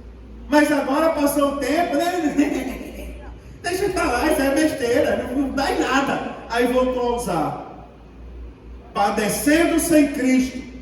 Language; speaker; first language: Portuguese; native; Portuguese